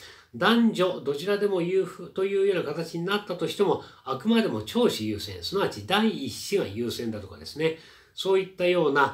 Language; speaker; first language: Japanese; native; Japanese